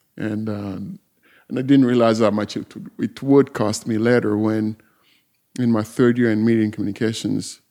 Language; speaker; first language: English; non-native, fluent; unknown